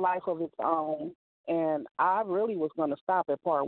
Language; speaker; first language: English; native; English